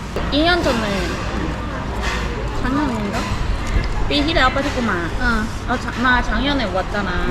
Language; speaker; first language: Korean; non-native, learner; Thai